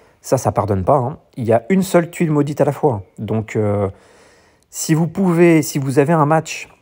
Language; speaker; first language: French; native; French